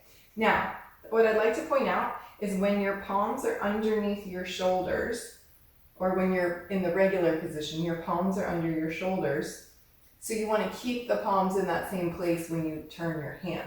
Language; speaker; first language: English; native; English